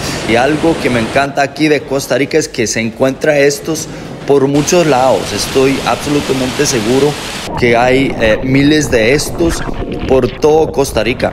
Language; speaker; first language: Spanish; non-native, fluent; English